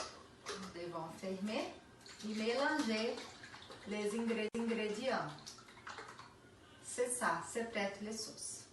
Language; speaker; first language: French; non-native, learner; Portuguese